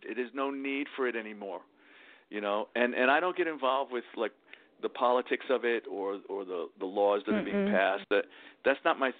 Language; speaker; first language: English; native; English